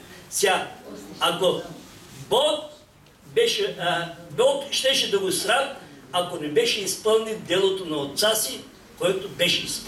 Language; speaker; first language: Bulgarian; non-native, local second language; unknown